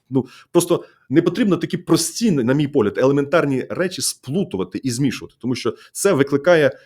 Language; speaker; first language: Ukrainian; native; Ukrainian